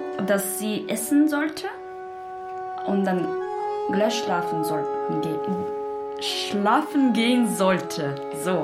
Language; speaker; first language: German; non-native, learner; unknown